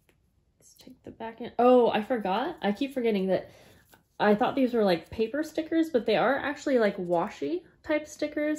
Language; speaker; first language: English; native; English